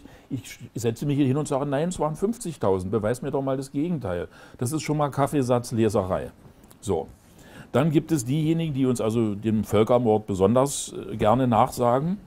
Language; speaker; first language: German; native; German